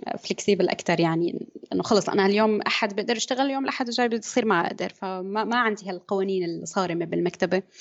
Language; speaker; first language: Arabic; native; Arabic